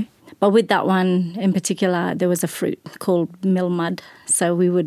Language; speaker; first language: English; native; English